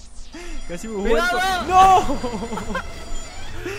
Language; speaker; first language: Spanish; native; Spanish